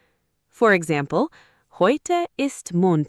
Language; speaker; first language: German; non-native, fluent; Arabic